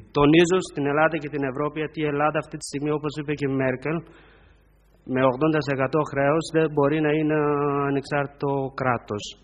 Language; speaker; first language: Greek; non-native, fluent; Persian